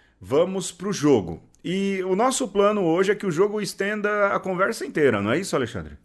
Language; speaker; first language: Portuguese; native; Portuguese